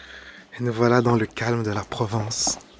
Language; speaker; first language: French; non-native, fluent; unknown